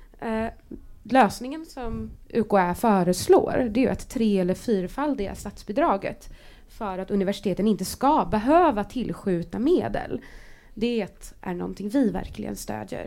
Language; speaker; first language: Swedish; native; Swedish